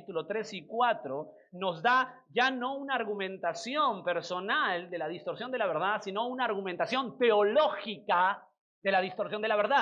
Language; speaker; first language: Spanish; native; Spanish